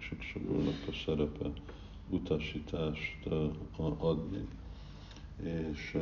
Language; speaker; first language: Hungarian; early bilingual, heritage; Hungarian